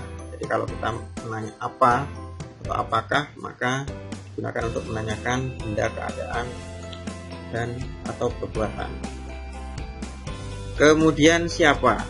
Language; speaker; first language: Indonesian; native; Indonesian